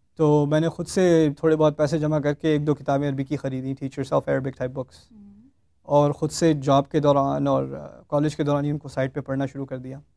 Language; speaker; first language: Urdu; early bilingual, heritage; Urdu